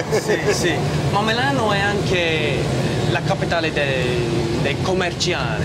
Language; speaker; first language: Italian; non-native, learner; English